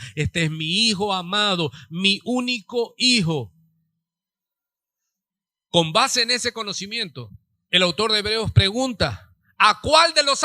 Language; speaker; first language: Spanish; native; Spanish